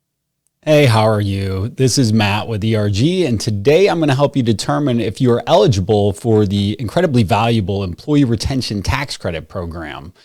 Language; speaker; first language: English; native; English